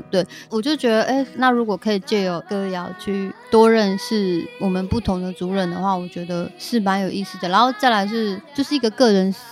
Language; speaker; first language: Chinese; native; Chinese